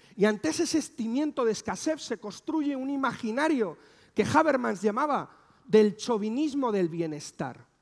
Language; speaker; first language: Spanish; native; Spanish